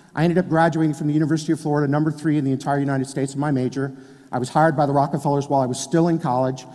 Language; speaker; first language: English; native; English